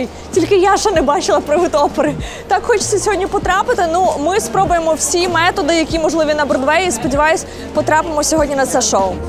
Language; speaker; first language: Ukrainian; native; Ukrainian